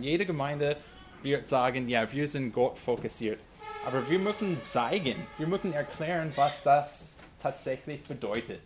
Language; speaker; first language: German; non-native, fluent; English